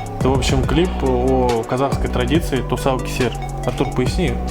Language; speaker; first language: Russian; native; Russian